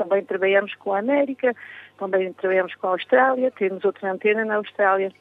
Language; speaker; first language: Portuguese; native; Portuguese